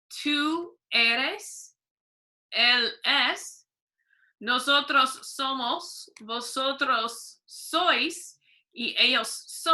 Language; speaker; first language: Spanish; non-native, fluent; English